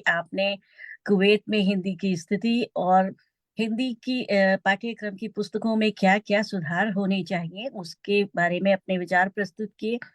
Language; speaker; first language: Hindi; native; Hindi